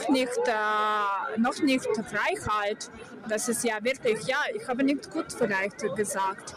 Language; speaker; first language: German; non-native, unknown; Ukrainian